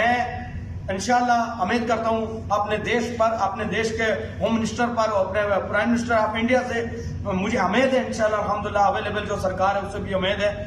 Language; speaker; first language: Hindi; non-native, local second language; Punjabi